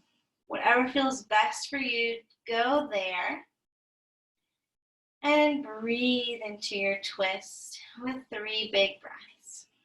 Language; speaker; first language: English; native; English